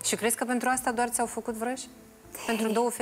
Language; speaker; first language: Romanian; native; Romanian